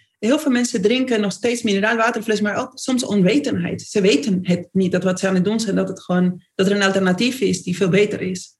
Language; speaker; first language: Dutch; non-native, fluent; Spanish